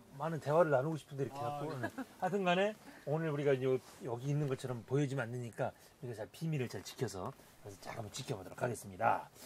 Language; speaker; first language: Korean; native; Korean